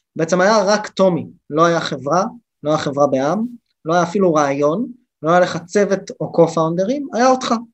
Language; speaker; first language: Hebrew; native; Hebrew